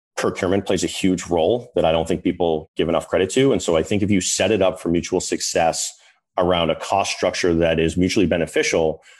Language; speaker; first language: English; native; English